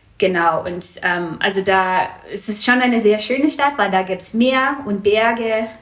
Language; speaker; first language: German; non-native, fluent; English